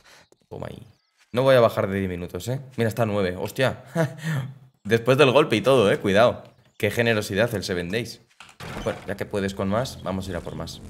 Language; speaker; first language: Spanish; native; Spanish